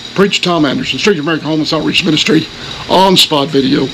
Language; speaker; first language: English; native; English